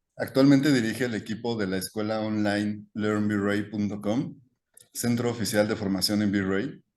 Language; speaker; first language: Spanish; native; Spanish